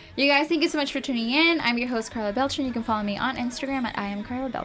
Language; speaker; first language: English; native; English